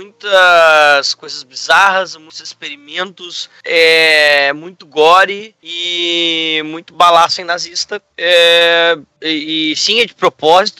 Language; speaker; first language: Portuguese; native; Portuguese